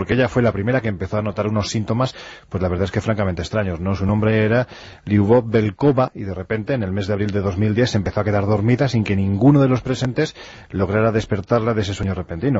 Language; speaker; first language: Spanish; native; Spanish